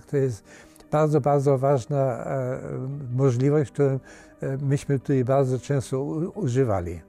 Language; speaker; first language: Polish; early bilingual, heritage; Polish